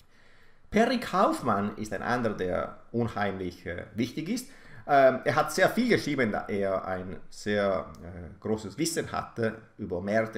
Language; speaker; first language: German; non-native, fluent; Italian